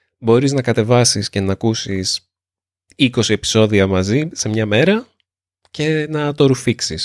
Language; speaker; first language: Greek; native; Greek